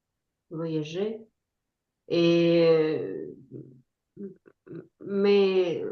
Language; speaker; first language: French; non-native, learner; Ukrainian